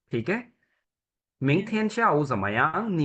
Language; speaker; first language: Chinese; non-native, fluent; Urdu